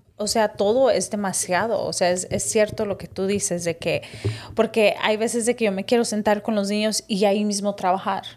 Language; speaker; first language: Spanish; early bilingual, heritage; Spanish